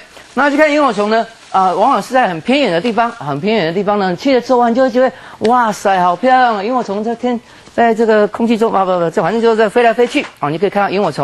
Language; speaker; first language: Chinese; native; Chinese